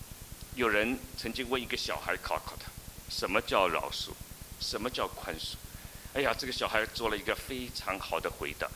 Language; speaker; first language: Chinese; native; Chinese